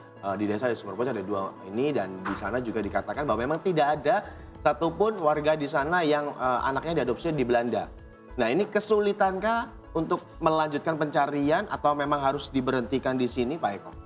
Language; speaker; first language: Indonesian; native; Indonesian